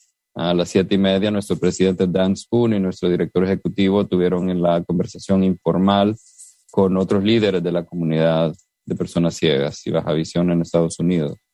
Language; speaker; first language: Spanish; native; Spanish